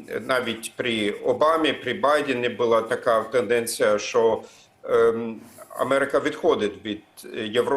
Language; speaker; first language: Ukrainian; non-native, fluent; German